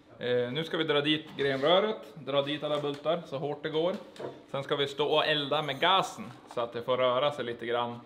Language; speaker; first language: Swedish; native; Swedish